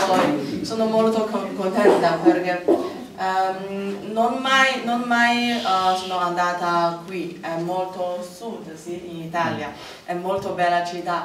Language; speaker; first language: Italian; non-native, learner; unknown